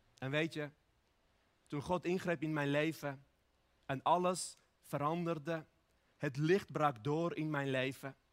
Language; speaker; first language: Dutch; early bilingual, other home language; Armenian